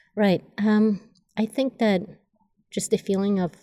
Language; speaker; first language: English; non-native, fluent; Polish